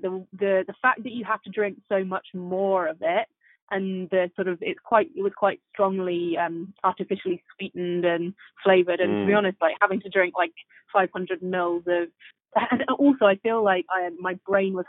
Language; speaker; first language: English; native; English